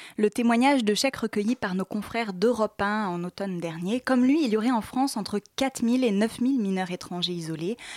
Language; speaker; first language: French; native; French